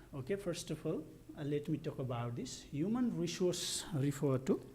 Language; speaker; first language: English; non-native, local second language; Nepali